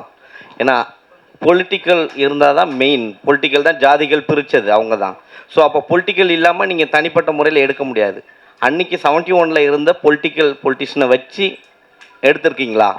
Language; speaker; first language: Tamil; native; Tamil